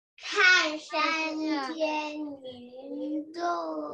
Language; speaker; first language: Chinese; early bilingual, heritage; Chinese